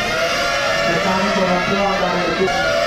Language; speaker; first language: Italian; native; Italian